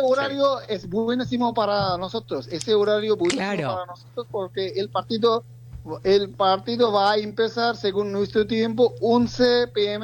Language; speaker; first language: Spanish; non-native, learner; Bangla